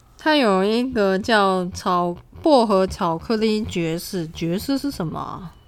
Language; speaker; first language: Chinese; non-native, local second language; Cantonese